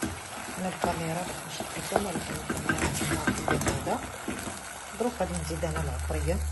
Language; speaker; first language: Arabic; native; Arabic